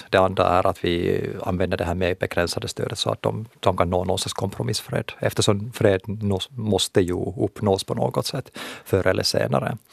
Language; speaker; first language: Swedish; non-native, local second language; Finnish